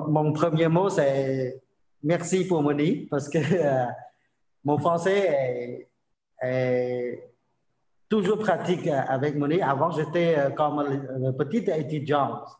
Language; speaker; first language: French; non-native, learner; Khmer